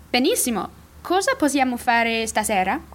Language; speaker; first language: Italian; non-native, learner; English